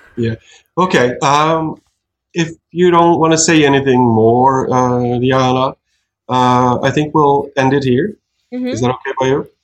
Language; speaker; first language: English; non-native, fluent; Norwegian